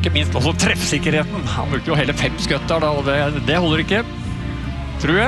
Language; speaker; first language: Norwegian; native; Norwegian